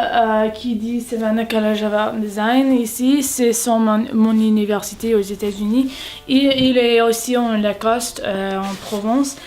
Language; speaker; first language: French; non-native, learner; English